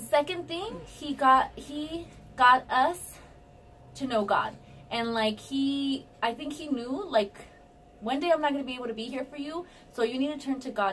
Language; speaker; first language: English; early bilingual, other home language; Spanish